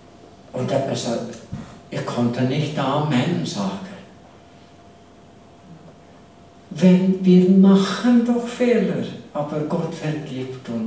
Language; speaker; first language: German; non-native, fluent; English